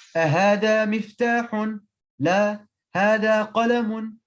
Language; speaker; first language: Arabic; non-native, learner; English